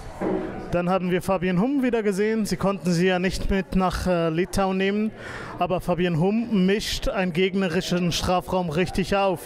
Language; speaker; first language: German; native; German